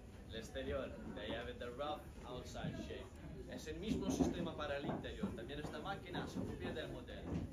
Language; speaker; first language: Spanish; non-native, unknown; Dutch